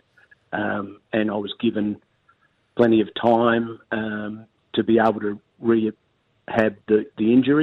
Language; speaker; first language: English; native; English